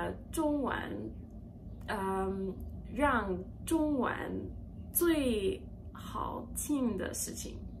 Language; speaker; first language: Chinese; non-native, learner; English